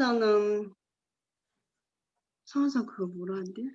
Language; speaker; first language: Korean; non-native, learner; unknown